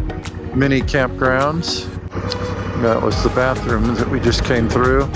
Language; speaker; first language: English; native; English